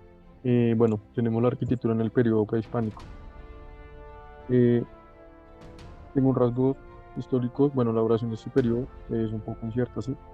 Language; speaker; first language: Spanish; native; Spanish